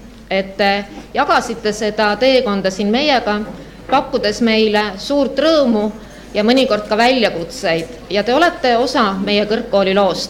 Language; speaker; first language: Estonian; native; Estonian